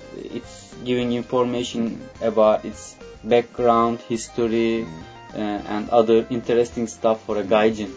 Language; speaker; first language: English; non-native, fluent; Turkish